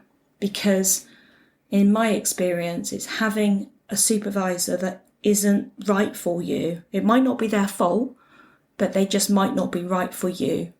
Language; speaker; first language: English; native; English